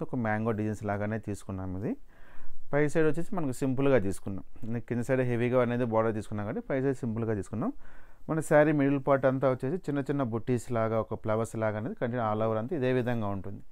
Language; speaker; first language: Telugu; native; Telugu